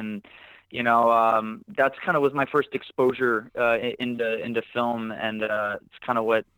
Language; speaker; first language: English; native; English